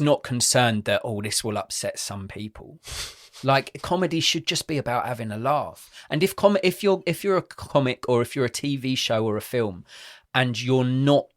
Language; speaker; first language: English; native; English